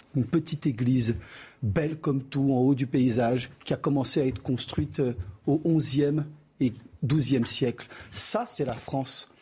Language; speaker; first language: French; early bilingual, other home language; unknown